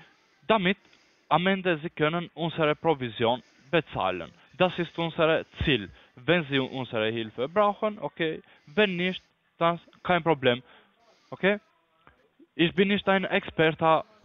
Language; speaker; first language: German; non-native, learner; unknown